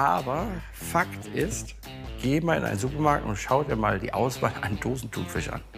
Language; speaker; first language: German; native; German